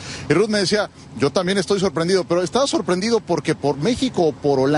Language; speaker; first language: Spanish; native; Spanish